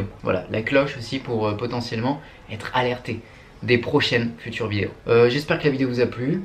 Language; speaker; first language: French; native; French